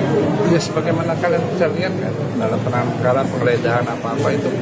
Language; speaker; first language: Indonesian; native; Indonesian